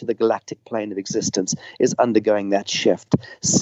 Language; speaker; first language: English; native; English